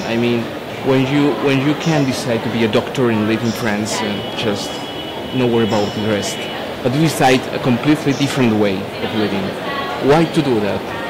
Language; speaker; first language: English; non-native, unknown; Spanish